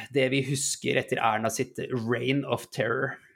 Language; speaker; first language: Norwegian; native; Norwegian